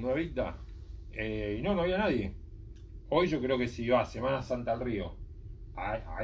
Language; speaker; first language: Spanish; native; Spanish